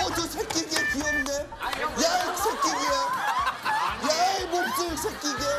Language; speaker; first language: Korean; early bilingual, heritage; Korean